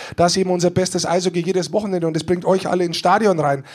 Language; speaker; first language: German; native; German